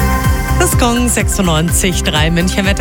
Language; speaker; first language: German; native; German